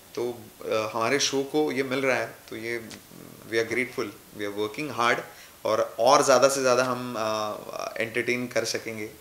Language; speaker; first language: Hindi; non-native, local second language; Marathi